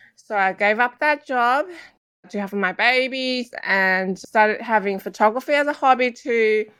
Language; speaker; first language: English; non-native, fluent; Chinese